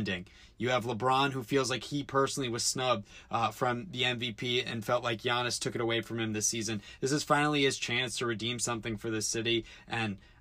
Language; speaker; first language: English; native; English